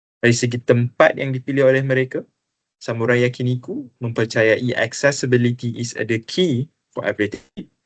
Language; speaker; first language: Malay; native; Malay